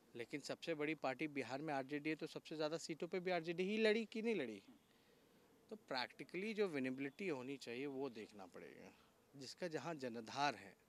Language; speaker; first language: Hindi; native; Hindi